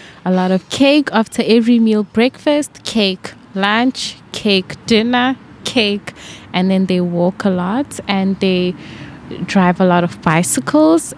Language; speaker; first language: English; non-native, local second language; Venda